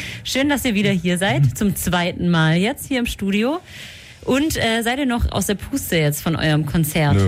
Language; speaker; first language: German; native; German